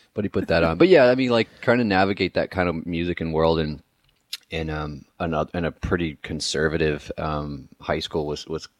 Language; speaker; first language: English; native; English